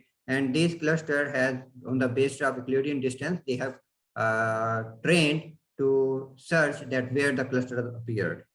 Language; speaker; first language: English; non-native, fluent; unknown